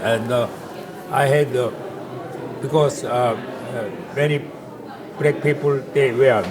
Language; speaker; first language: English; non-native, learner; Korean